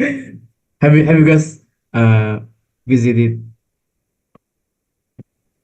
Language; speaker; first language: English; non-native, learner; Indonesian